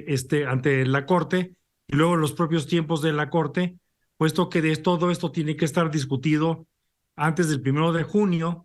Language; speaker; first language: Spanish; native; Spanish